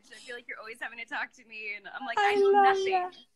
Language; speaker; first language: English; native; English